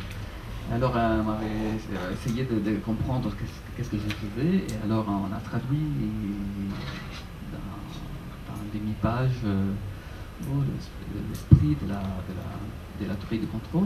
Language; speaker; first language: French; non-native, fluent; Italian